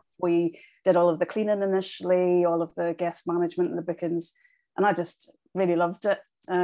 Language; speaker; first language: English; native; English